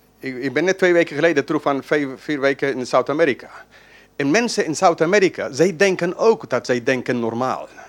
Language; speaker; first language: Dutch; non-native, fluent; English